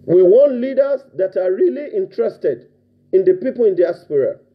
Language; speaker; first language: English; non-native, local second language; Yoruba